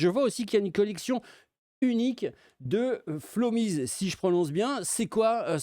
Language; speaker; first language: French; native; French